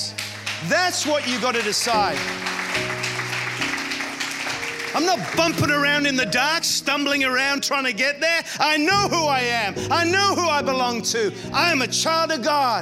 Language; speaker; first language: English; native; English